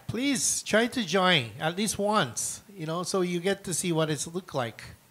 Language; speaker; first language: English; non-native, fluent; Japanese